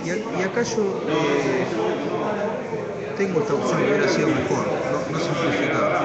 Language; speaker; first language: Spanish; native; Spanish